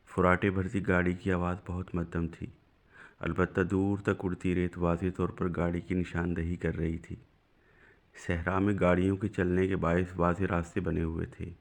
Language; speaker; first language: Urdu; non-native, local second language; Punjabi